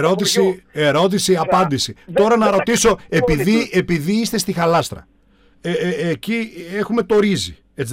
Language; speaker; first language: Greek; native; Greek